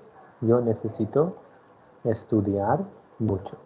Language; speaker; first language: Spanish; non-native, fluent; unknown